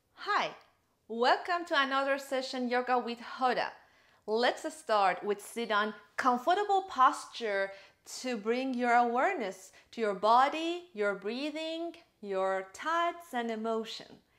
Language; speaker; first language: English; non-native, fluent; Persian